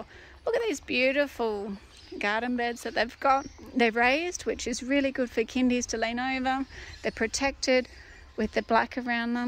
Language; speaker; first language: English; native; English